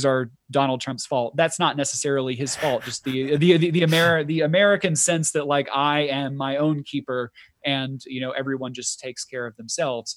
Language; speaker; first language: English; native; English